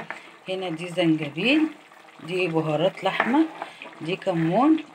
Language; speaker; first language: Arabic; native; Arabic